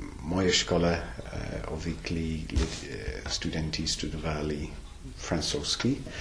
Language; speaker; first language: Czech; non-native, learner; English